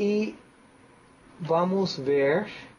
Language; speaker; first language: Spanish; non-native, fluent; English